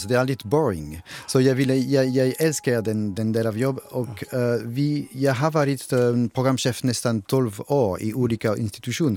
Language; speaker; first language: Swedish; non-native, fluent; French